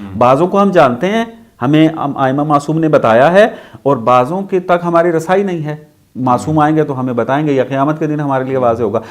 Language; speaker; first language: Urdu; non-native, local second language; Punjabi